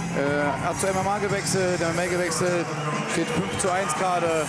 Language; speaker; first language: German; native; German